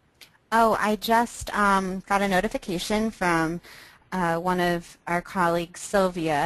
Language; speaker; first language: English; native; English